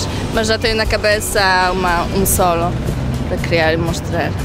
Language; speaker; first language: Portuguese; non-native, learner; Polish